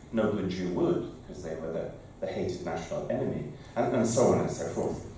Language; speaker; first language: English; native; English